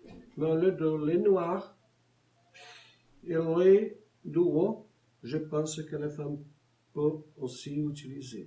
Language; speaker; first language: French; non-native, learner; Portuguese